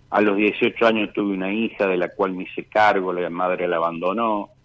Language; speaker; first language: Spanish; native; Spanish